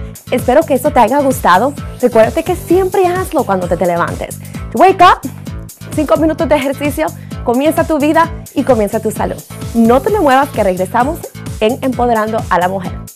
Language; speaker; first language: Spanish; native; Spanish